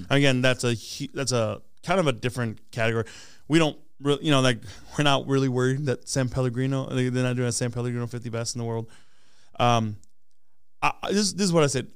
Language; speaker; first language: English; early bilingual, other home language; Hmong